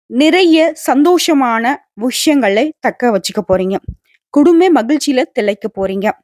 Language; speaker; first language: Tamil; native; Tamil